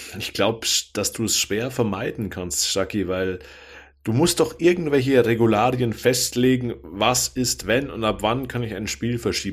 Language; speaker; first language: German; native; German